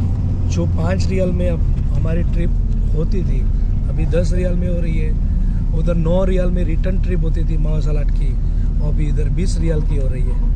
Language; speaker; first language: Hindi; native; Hindi